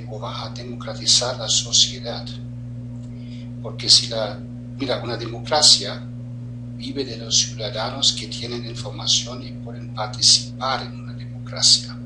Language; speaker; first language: Spanish; non-native, fluent; German